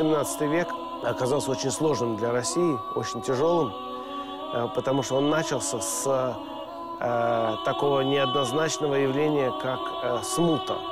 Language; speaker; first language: Russian; native; Russian